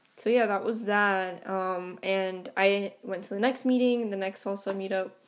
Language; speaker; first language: English; native; English